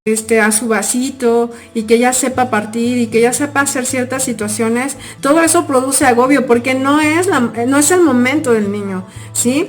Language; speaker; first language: Spanish; native; Spanish